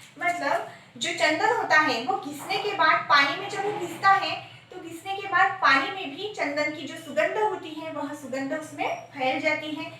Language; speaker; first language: Hindi; non-native, local second language; Marathi